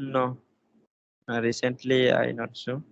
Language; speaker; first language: English; non-native, learner; Hindi